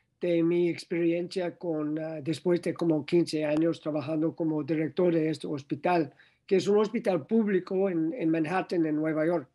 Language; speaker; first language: Spanish; non-native, learner; English